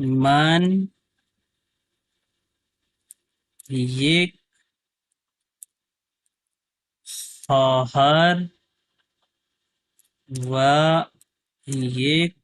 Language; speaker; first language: Persian; non-native, fluent; Urdu